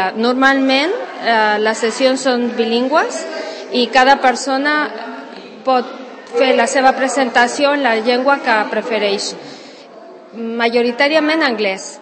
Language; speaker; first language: Catalan; non-native, local second language; Spanish